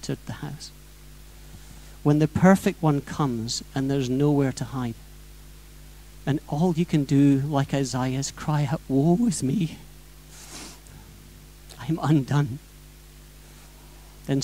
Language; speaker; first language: English; native; English